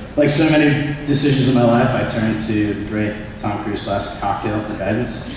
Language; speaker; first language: English; native; English